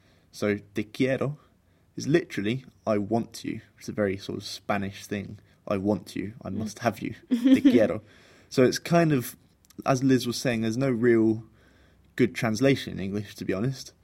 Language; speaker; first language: English; native; English